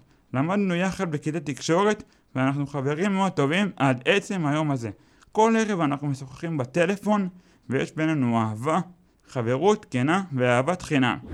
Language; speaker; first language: Hebrew; native; Hebrew